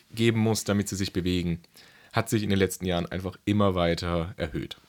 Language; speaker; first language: German; native; German